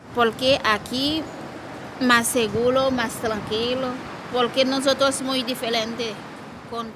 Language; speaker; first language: Spanish; non-native, learner; Haitian Creole